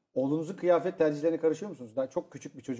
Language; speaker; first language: Turkish; native; Turkish